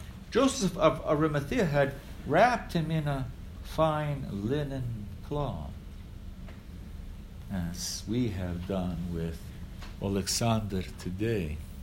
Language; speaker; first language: English; early bilingual, other home language; Ukrainian